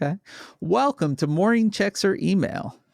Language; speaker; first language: English; native; English